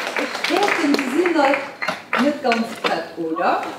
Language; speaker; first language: German; non-native, local second language; Luxembourgish